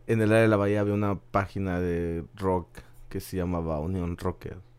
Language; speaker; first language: Spanish; native; Spanish